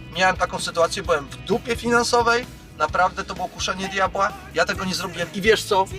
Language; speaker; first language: Polish; native; Polish